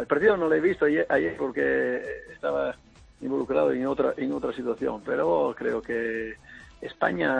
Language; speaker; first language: Spanish; non-native, fluent; Italian